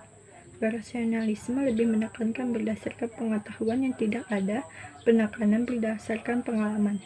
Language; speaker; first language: Indonesian; native; Indonesian